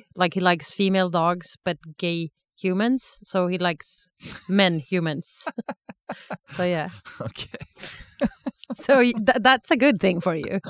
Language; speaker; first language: English; non-native, fluent; Swedish